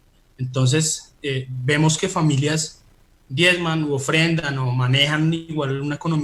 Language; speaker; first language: Spanish; native; Spanish